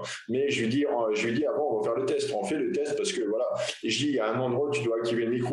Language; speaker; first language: French; native; French